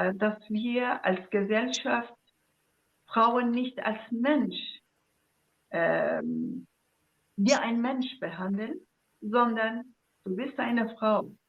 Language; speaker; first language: German; non-native, fluent; Zaza